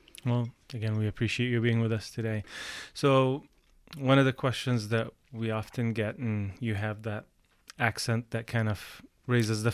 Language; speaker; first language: English; non-native, fluent; Arabic